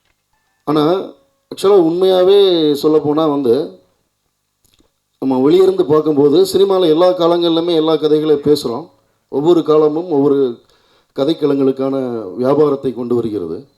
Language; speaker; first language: Tamil; native; Tamil